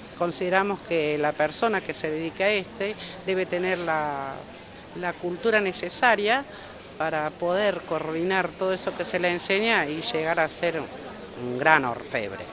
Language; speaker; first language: Spanish; native; Spanish